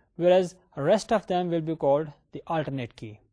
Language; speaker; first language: English; non-native, local second language; Urdu